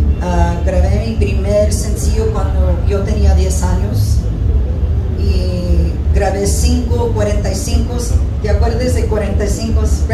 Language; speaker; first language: Spanish; early bilingual, heritage; English